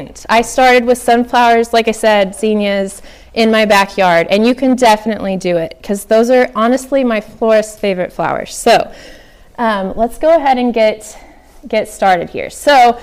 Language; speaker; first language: English; native; English